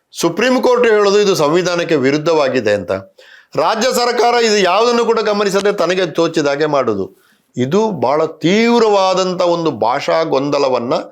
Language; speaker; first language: Kannada; non-native, local second language; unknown